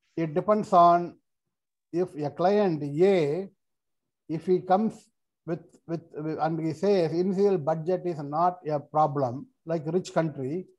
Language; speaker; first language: English; non-native, local second language; Tamil